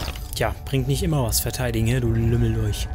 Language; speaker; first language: German; native; German